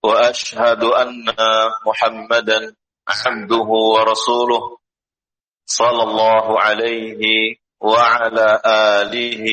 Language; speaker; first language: Arabic; non-native, fluent; Indonesian